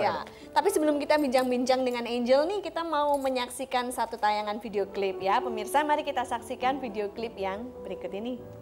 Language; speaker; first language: Indonesian; native; Indonesian